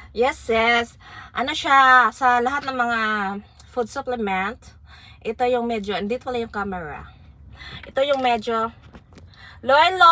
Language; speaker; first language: Filipino; non-native, local second language; Waray